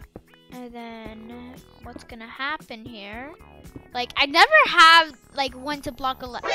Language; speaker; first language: English; native; English